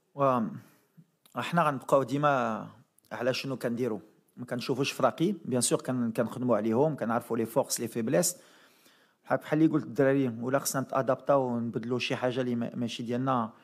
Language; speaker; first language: Arabic; early bilingual, heritage; Arabic